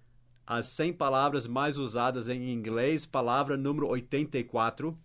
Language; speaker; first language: Portuguese; non-native, fluent; English